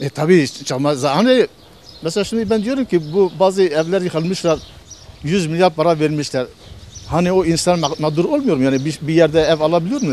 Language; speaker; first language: Turkish; non-native, local second language; Kurdish